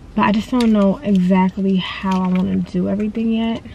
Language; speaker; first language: English; native; English